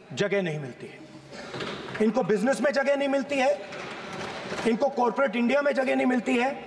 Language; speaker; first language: Hindi; native; Hindi